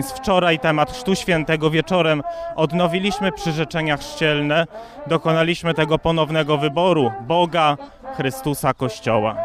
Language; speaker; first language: Polish; native; Polish